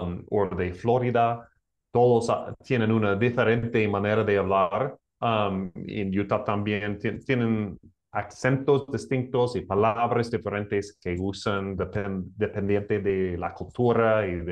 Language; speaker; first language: Spanish; non-native, learner; English